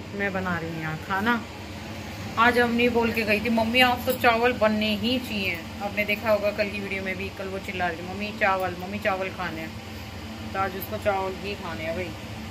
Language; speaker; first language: Hindi; native; Hindi